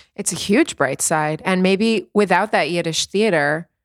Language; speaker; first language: English; native; English